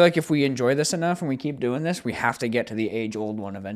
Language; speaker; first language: English; native; English